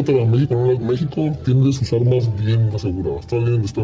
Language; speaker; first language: Spanish; native; Spanish